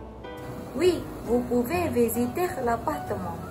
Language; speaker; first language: French; non-native, learner; Malay